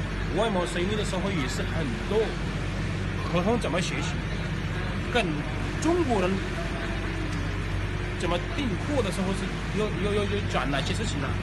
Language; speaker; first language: Chinese; non-native, fluent; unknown